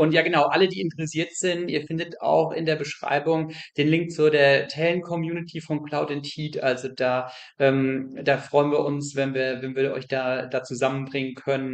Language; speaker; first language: German; native; German